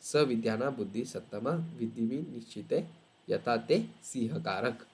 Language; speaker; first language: Hindi; non-native, local second language; Marathi